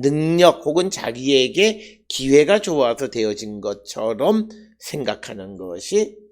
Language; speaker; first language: Korean; native; Korean